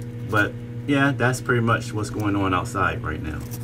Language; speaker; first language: English; native; English